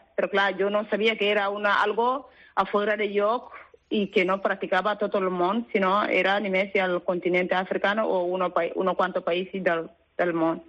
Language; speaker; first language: Catalan; non-native, learner; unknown